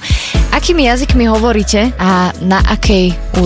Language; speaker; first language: Slovak; native; Slovak